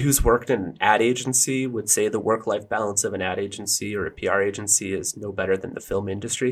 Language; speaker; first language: English; native; English